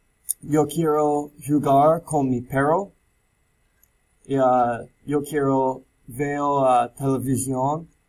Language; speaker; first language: Spanish; non-native, learner; English